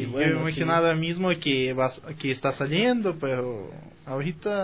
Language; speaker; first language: Spanish; non-native, fluent; Russian